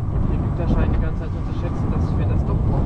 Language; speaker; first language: German; non-native, fluent; Arabic